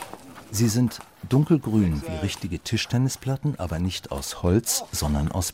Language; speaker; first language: German; native; German